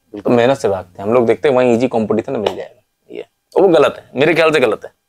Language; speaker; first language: Hindi; native; Hindi